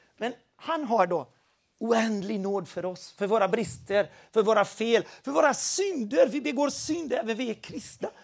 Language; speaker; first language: Swedish; non-native, fluent; Spanish